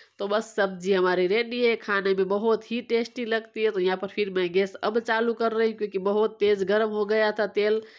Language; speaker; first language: Hindi; non-native, local second language; Gujarati